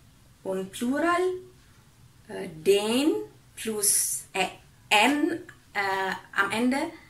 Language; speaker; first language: German; non-native, fluent; Indonesian